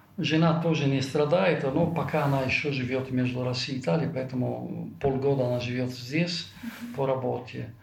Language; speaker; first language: Russian; non-native, fluent; Italian